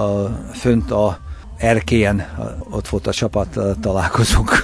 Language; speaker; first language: Hungarian; early bilingual, heritage; Hungarian